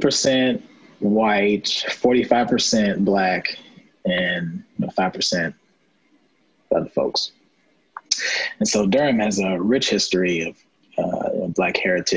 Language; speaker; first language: English; native; English